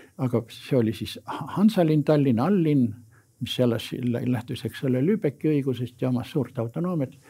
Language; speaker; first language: Estonian; native; Estonian